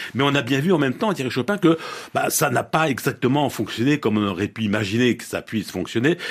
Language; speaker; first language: French; native; French